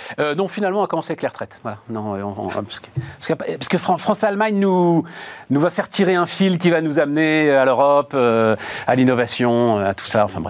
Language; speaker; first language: French; native; French